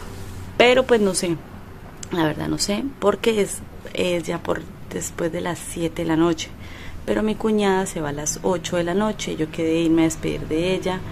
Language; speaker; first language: Spanish; native; Spanish